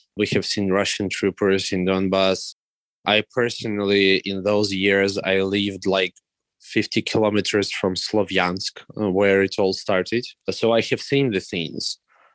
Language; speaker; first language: English; non-native, fluent; Russian